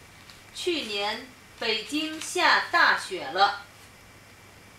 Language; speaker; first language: Chinese; non-native, learner; Spanish